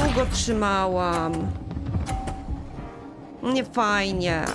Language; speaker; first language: Polish; native; Polish